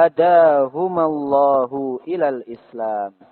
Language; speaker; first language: Arabic; non-native, fluent; Indonesian